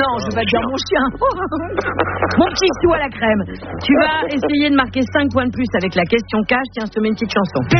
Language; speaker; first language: French; native; French